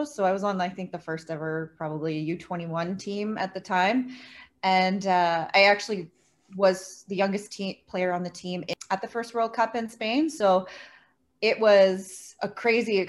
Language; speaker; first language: English; native; English